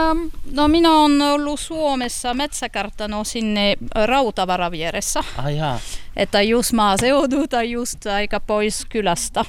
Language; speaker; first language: Finnish; non-native, learner; French